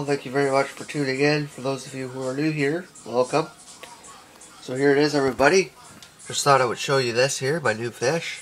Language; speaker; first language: English; native; English